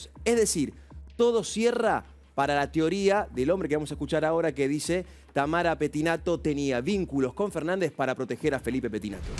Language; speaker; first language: Spanish; native; Spanish